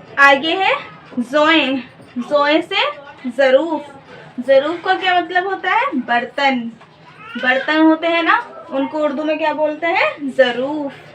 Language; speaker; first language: Urdu; native; Urdu